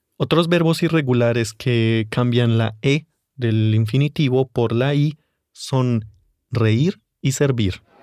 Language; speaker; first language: Spanish; native; Spanish